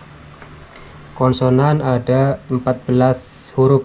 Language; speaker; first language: Indonesian; non-native, local second language; Javanese